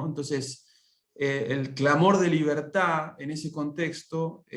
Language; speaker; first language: Spanish; native; Spanish